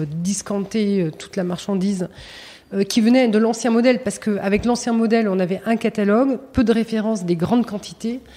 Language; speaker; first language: French; native; French